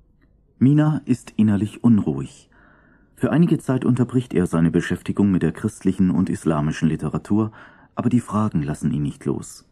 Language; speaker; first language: German; native; German